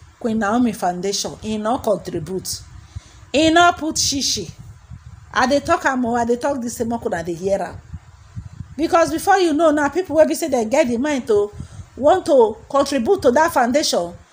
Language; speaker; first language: Nigerian Pidgin; native; Nigerian Pidgin